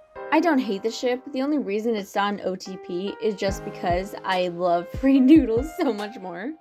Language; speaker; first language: English; native; English